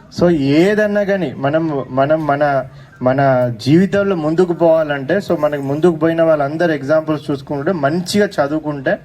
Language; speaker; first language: Telugu; native; Telugu